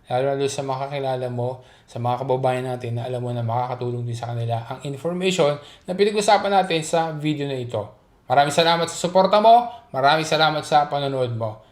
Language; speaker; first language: Filipino; native; Filipino